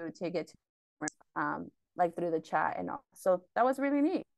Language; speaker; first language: English; early bilingual, other home language; Spanish